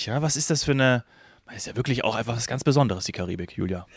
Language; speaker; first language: German; native; German